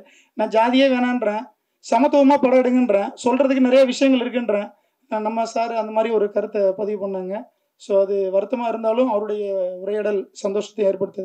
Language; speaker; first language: Tamil; native; Tamil